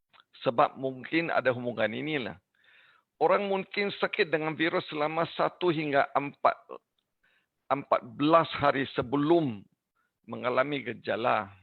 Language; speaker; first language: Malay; non-native, learner; English